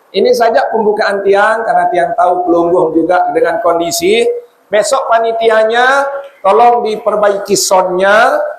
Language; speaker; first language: Indonesian; non-native, local second language; Sasak